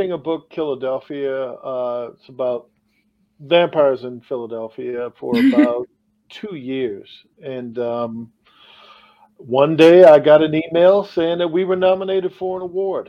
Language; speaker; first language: English; native; English